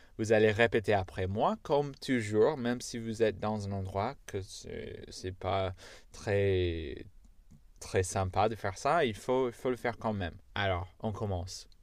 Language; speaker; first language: French; non-native, fluent; English